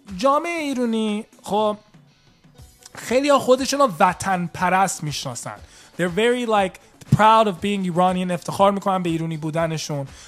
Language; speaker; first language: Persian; early bilingual, heritage; Persian